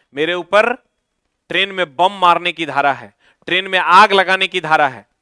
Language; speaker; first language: Hindi; native; Hindi